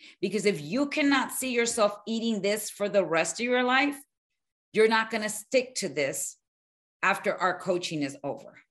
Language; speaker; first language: English; early bilingual, other home language; Spanish